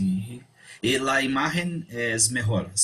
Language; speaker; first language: Spanish; non-native, learner; Portuguese